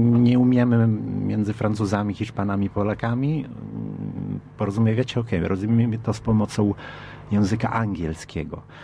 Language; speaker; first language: Polish; non-native, fluent; Italian